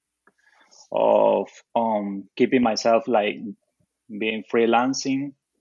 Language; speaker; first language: English; non-native, fluent; Spanish